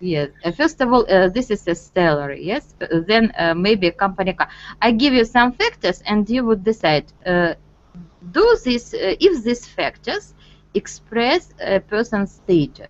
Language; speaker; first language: English; non-native, fluent; Russian